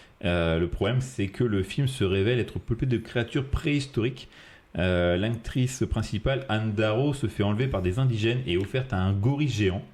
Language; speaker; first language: French; native; French